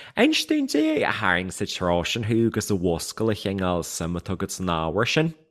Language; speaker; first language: Irish; native; Irish